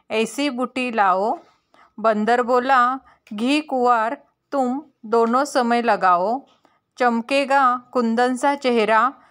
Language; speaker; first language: Hindi; non-native, local second language; Marathi